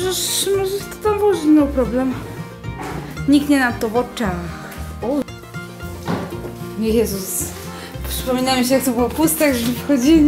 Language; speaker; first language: Polish; native; Polish